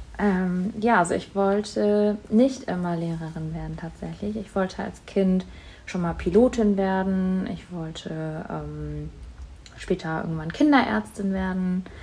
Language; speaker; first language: German; native; German